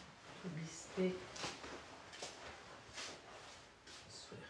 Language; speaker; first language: Spanish; non-native, learner; French